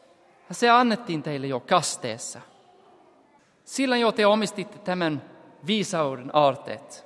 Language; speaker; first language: Finnish; non-native, fluent; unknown